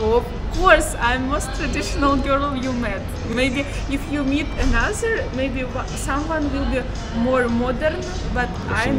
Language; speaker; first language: English; non-native, learner; Russian